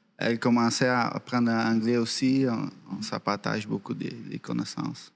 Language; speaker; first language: French; non-native, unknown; Portuguese